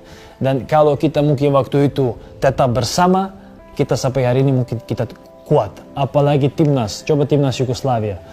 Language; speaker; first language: Indonesian; non-native, fluent; Serbian